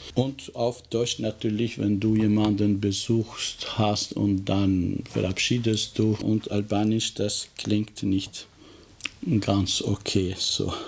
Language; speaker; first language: German; non-native, fluent; Albanian